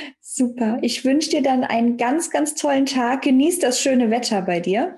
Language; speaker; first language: German; native; German